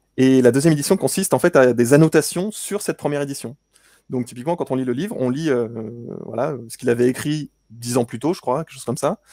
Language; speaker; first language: French; native; French